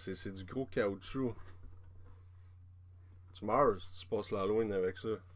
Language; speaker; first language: French; native; French